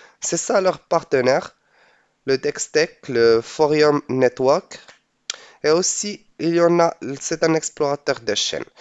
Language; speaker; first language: French; non-native, local second language; Arabic